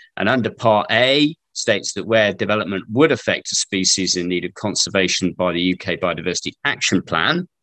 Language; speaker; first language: English; native; English